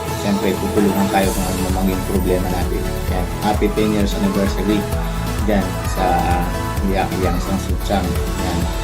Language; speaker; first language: Filipino; native; Filipino